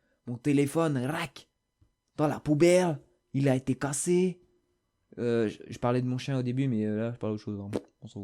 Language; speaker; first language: French; native; French